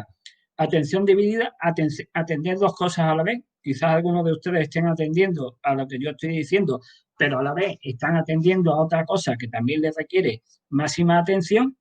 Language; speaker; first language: Spanish; native; Spanish